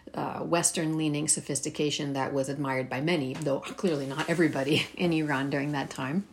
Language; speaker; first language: English; early bilingual, heritage; Persian